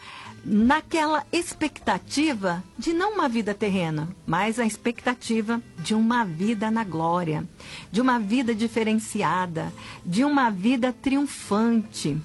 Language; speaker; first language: Portuguese; native; Portuguese